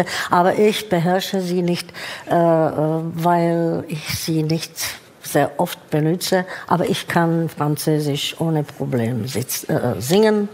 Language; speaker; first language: German; non-native, fluent; Czech